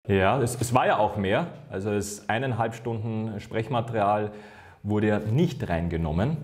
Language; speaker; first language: German; native; German